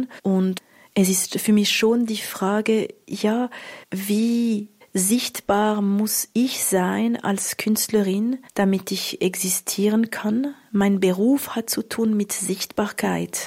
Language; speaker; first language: German; non-native, local second language; French